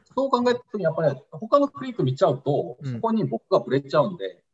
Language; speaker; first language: Japanese; early bilingual, other home language; Korean